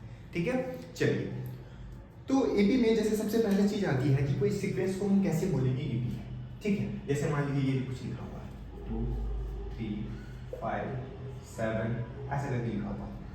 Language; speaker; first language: Hindi; native; Hindi